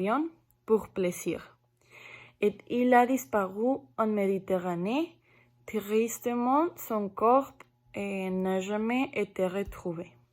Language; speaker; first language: French; non-native, learner; Spanish